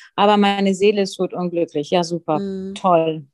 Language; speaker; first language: German; early bilingual, other home language; Russian